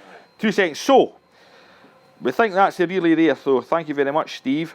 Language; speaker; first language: English; native; English